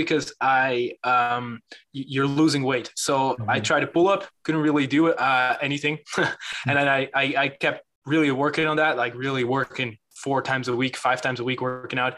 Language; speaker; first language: English; non-native, fluent; Dutch